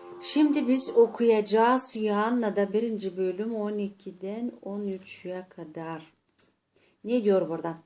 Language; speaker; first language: Turkish; non-native, fluent; Azerbaijani